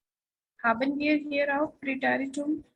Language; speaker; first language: German; non-native, fluent; Hindi